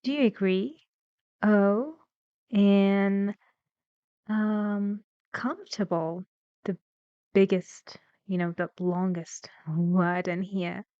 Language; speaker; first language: English; non-native, fluent; Persian